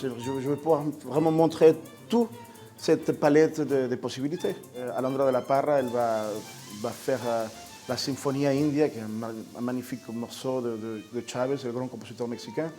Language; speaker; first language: French; non-native, fluent; Spanish